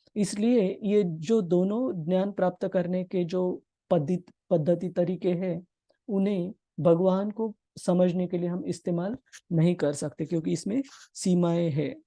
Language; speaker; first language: Hindi; non-native, local second language; Marathi